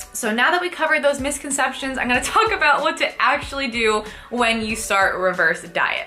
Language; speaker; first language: English; native; English